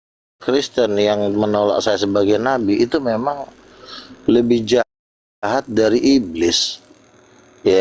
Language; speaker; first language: Malay; native; Malay